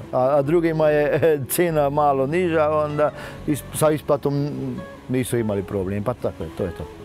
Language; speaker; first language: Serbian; non-native, local second language; Hungarian